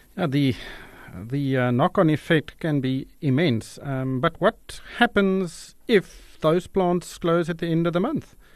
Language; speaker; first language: English; non-native, local second language; Afrikaans